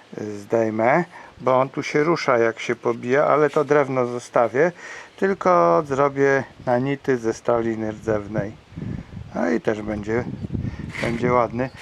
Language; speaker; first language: Polish; native; Polish